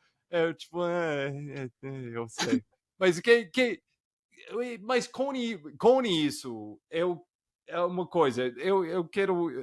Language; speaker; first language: Portuguese; non-native, fluent; English